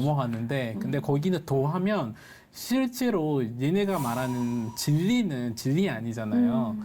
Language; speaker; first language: Korean; non-native, fluent; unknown